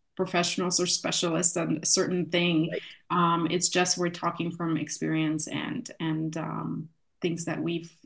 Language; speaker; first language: English; non-native, fluent; Polish